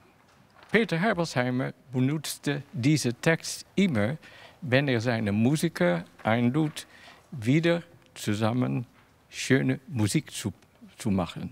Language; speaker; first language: German; non-native, fluent; Dutch